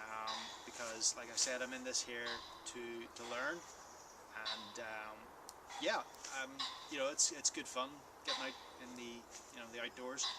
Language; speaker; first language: English; native; English